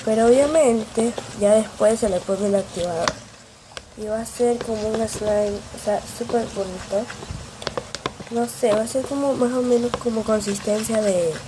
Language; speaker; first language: Spanish; native; Spanish